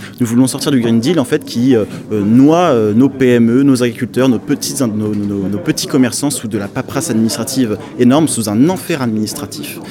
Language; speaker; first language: French; native; French